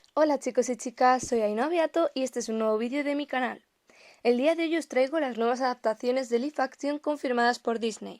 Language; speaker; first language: Spanish; native; Spanish